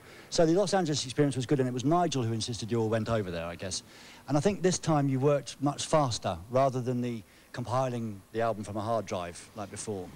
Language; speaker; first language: English; native; English